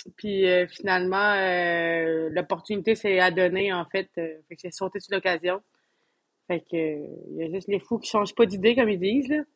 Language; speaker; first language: French; native; French